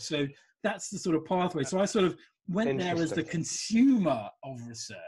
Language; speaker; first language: English; native; English